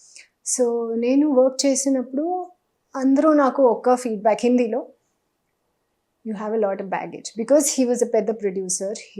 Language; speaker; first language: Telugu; non-native, learner; Hindi